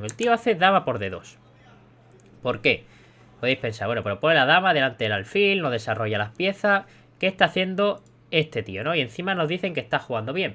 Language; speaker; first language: Spanish; native; Spanish